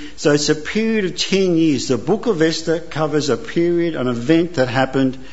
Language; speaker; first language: English; native; English